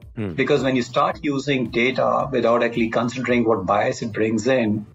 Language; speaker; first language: English; non-native, local second language; Hindi